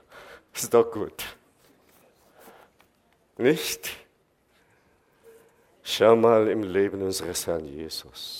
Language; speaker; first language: German; non-native, fluent; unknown